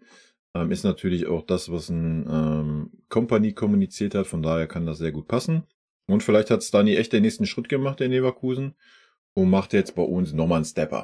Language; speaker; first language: German; native; German